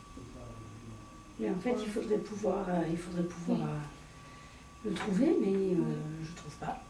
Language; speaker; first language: French; native; French